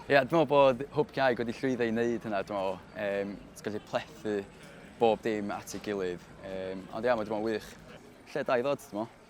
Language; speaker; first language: Welsh; native; Welsh